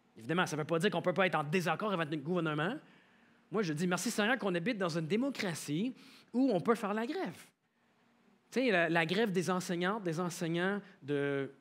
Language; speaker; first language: French; native; French